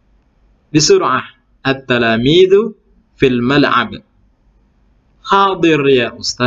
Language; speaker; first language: Arabic; non-native, fluent; Indonesian